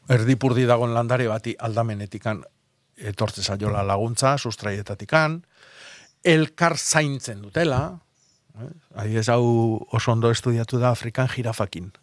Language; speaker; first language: Basque; native; Basque